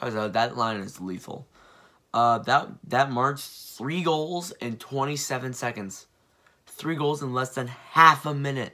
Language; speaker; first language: English; native; English